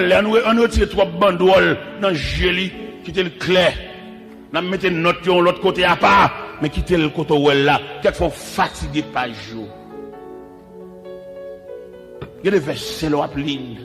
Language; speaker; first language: French; non-native, local second language; Haitian Creole